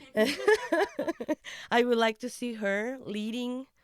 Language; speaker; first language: English; non-native, fluent; Spanish